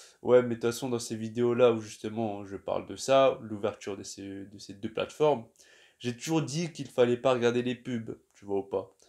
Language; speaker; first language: French; native; French